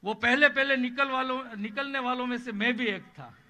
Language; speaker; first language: Hindi; non-native, local second language; Gujarati